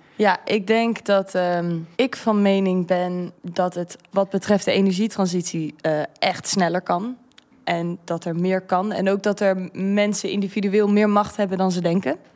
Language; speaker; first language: Dutch; early bilingual, heritage; Dutch